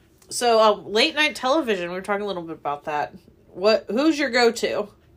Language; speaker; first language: English; native; English